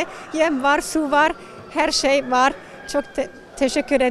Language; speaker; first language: Turkish; non-native, fluent; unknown